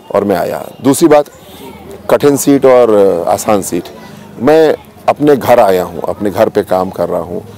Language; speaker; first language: Hindi; native; Hindi